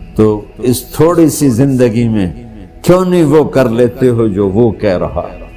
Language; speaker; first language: Urdu; non-native, local second language; Punjabi